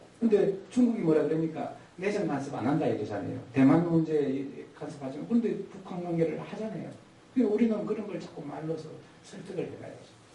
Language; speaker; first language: Korean; native; Korean